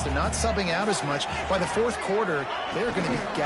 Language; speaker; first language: English; native; English